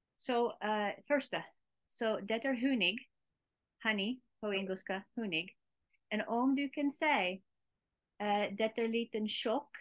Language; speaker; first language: Swedish; non-native, learner; English